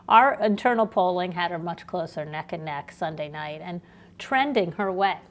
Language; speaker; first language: English; native; English